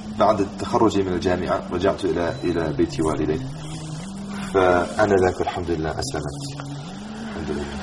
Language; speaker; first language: Arabic; non-native, fluent; English